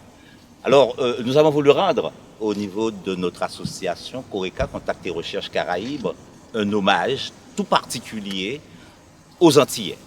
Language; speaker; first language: French; native; French